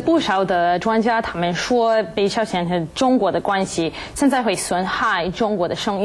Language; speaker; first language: Chinese; non-native, fluent; English